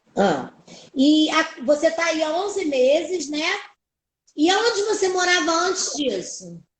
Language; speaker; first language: Portuguese; native; Portuguese